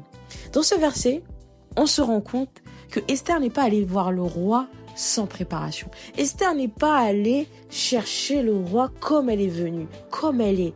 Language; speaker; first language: French; native; French